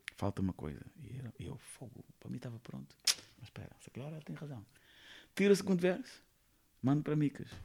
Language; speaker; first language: Portuguese; non-native, fluent; Kabuverdianu